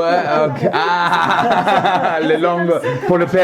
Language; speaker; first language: French; non-native, learner; English